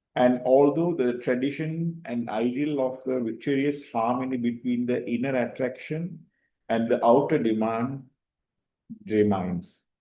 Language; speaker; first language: English; non-native, local second language; Tamil